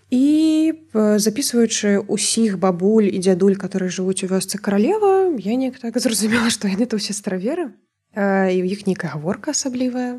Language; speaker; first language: Belarusian; native; Belarusian